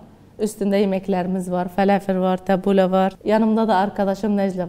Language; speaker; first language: Turkish; non-native, learner; Arabic